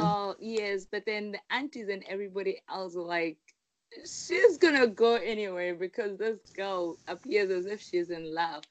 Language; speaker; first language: English; non-native, local second language; Shona